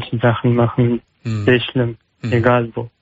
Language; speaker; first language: German; non-native, learner; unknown